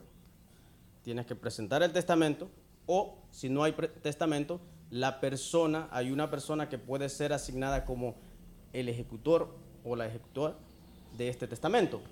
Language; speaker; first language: Spanish; native; Spanish